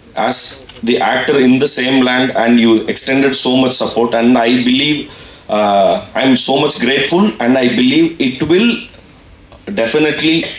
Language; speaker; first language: English; non-native, local second language; Tamil